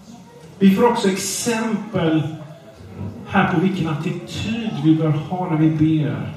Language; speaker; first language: Swedish; non-native, fluent; English